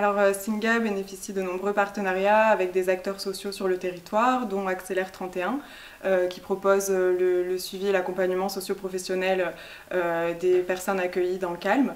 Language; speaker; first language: French; native; French